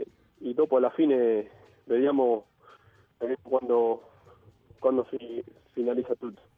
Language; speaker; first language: Italian; non-native, fluent; Spanish